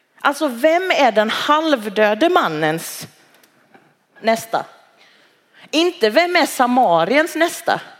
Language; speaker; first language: Swedish; early bilingual, other home language; Cantonese